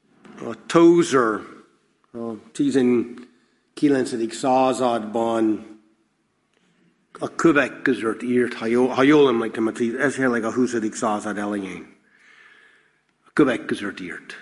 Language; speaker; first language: Hungarian; non-native, fluent; English